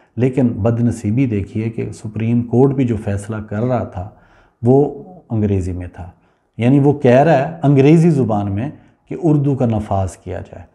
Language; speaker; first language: Urdu; non-native, local second language; Punjabi